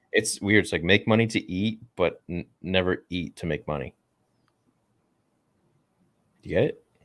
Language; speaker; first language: English; native; English